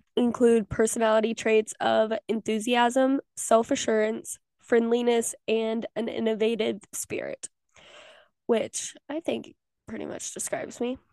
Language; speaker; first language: English; native; English